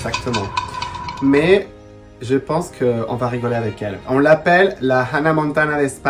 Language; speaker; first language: French; non-native, fluent; Spanish